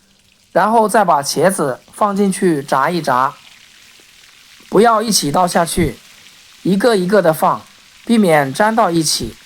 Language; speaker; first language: Chinese; native; Chinese